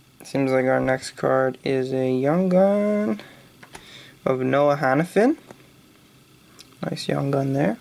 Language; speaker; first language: English; native; English